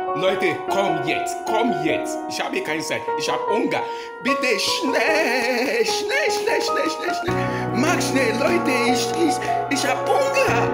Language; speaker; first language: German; non-native, learner; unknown